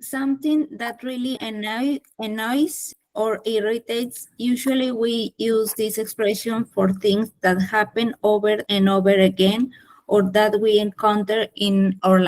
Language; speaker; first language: English; non-native, learner; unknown